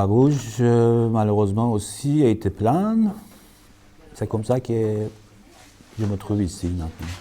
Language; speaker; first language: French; non-native, learner; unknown